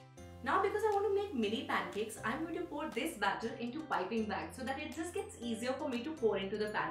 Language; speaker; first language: English; non-native, local second language; Hindi